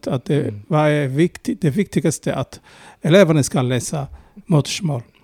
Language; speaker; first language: Swedish; non-native, fluent; Somali